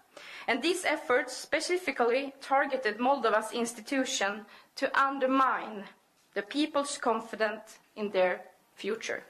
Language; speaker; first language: English; non-native, fluent; Swedish